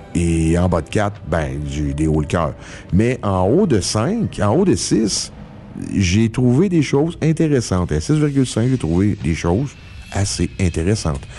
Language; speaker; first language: French; native; French